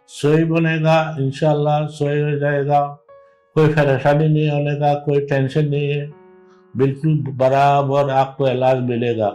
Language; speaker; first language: Hindi; non-native, learner; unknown